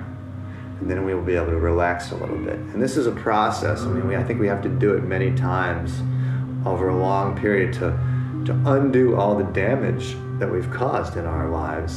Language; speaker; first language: English; native; English